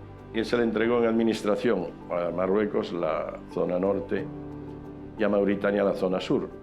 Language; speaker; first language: Spanish; native; Spanish